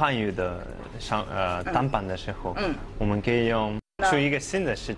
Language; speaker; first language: Chinese; non-native, learner; Spanish